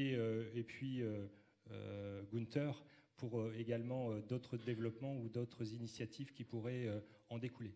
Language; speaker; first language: French; native; French